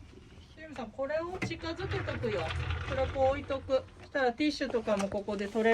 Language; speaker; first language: Japanese; native; Japanese